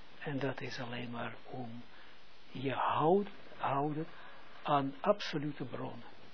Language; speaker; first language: Dutch; non-native, fluent; Hebrew